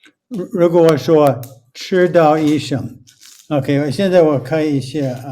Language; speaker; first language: Chinese; non-native, fluent; English